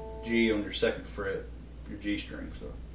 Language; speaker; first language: English; native; English